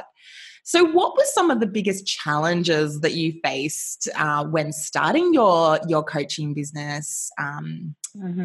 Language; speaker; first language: English; native; English